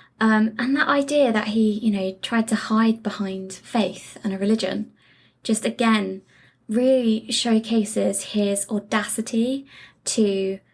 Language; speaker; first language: English; native; English